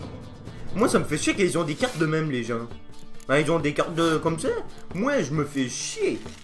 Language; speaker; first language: French; native; French